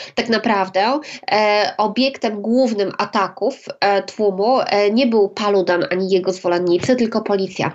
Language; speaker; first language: Polish; native; Polish